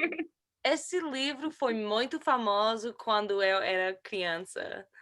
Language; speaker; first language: Portuguese; non-native, learner; English